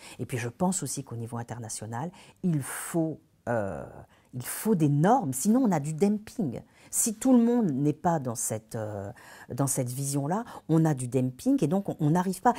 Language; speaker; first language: French; native; French